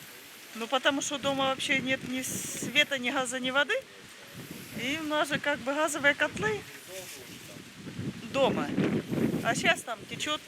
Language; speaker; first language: Russian; native; Russian